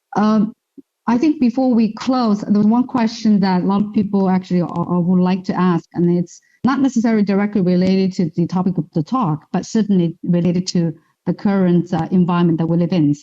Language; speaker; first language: English; non-native, fluent; Chinese